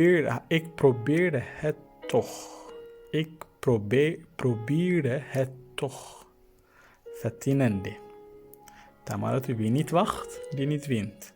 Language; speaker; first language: Dutch; non-native, fluent; Tigrinya